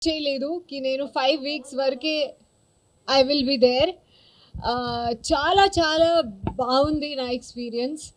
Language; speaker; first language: Telugu; non-native, learner; Hindi